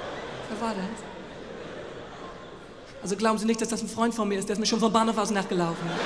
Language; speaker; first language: German; native; German